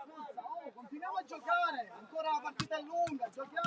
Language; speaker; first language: Italian; native; Italian